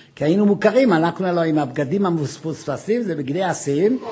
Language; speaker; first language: Hebrew; non-native, fluent; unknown